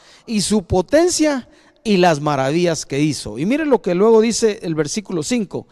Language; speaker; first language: Spanish; native; Spanish